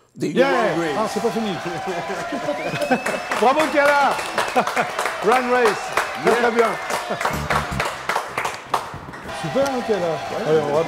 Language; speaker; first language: French; native; French